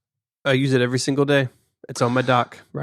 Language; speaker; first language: English; native; English